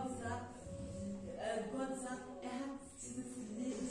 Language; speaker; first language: German; non-native, fluent; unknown